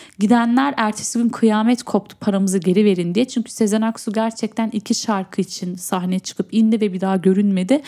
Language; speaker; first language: Turkish; native; Turkish